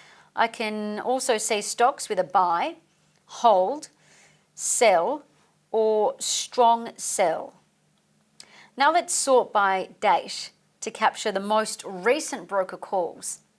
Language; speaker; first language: English; native; English